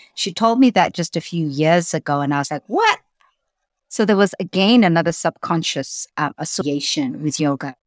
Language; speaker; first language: English; native; English